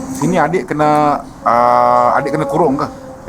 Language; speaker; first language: Malay; native; Malay